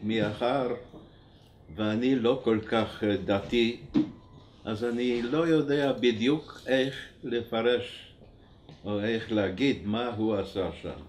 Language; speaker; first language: Hebrew; non-native, fluent; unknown